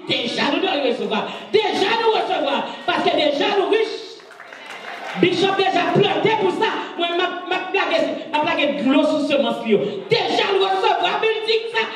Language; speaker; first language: French; non-native, local second language; Haitian Creole